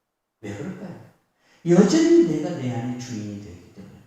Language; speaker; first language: Korean; native; Korean